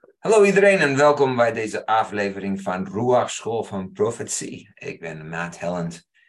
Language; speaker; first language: Dutch; non-native, fluent; English